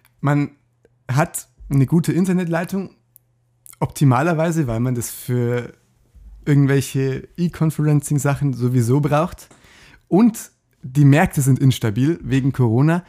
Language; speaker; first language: German; native; German